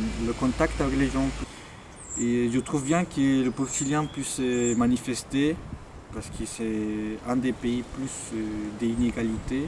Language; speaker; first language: French; non-native, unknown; Spanish